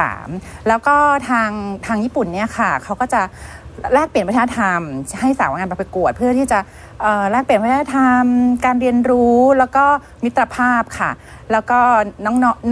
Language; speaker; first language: Thai; native; Thai